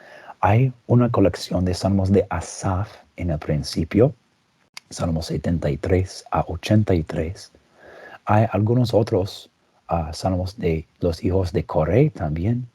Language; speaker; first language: Spanish; non-native, fluent; English